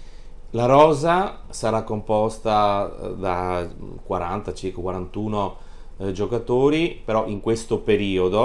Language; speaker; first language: Italian; native; Italian